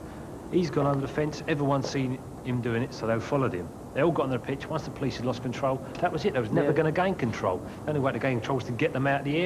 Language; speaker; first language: English; native; English